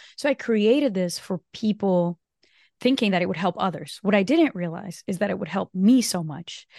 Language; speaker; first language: English; non-native, fluent; Portuguese